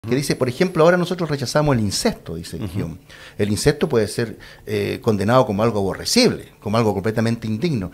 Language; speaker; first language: Spanish; native; Spanish